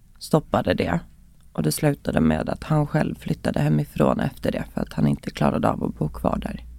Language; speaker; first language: Swedish; early bilingual, other home language; Estonian